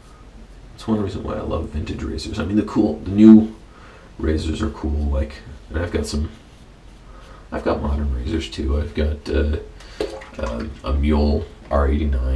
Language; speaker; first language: English; native; English